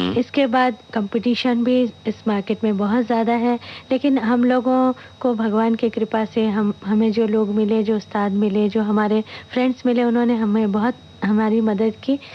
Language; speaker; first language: Hindi; non-native, local second language; Bangla